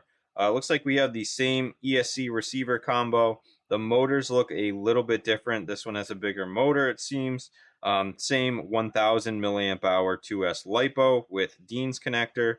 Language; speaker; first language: English; native; English